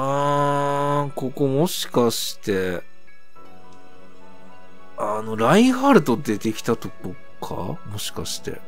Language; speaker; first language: Japanese; native; Japanese